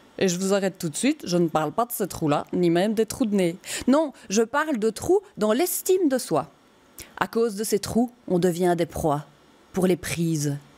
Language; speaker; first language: French; native; French